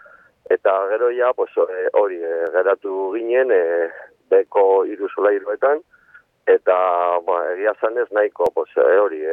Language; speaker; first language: Basque; non-native, local second language; Spanish